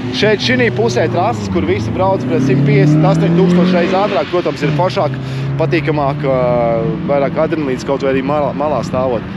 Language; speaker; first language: Latvian; native; Latvian